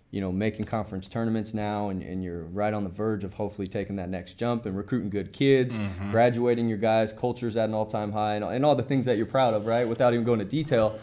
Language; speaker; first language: English; native; English